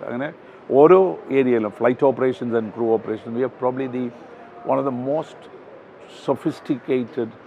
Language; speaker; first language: English; non-native, local second language; Malayalam